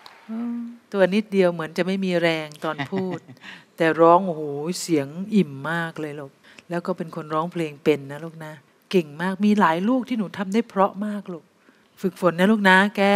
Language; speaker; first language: Thai; native; Thai